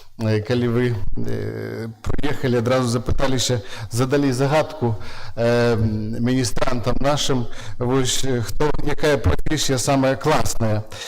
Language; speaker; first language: Belarusian; native; Belarusian